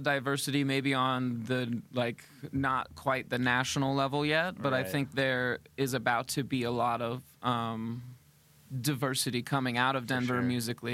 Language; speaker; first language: English; native; English